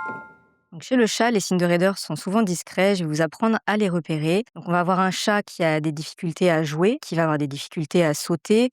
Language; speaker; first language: French; native; French